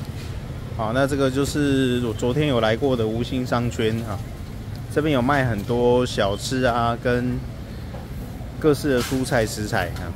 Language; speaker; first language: Chinese; native; Chinese